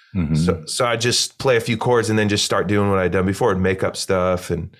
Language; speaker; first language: English; native; English